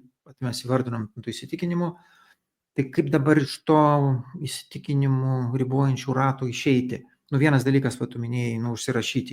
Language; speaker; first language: Lithuanian; native; Lithuanian